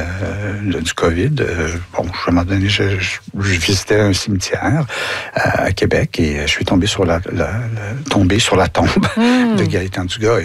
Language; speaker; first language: French; native; French